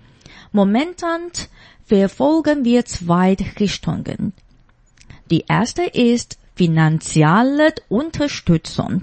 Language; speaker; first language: German; non-native, fluent; Chinese